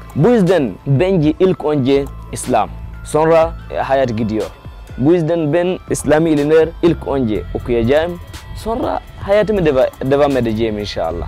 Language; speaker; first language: Turkish; non-native, fluent; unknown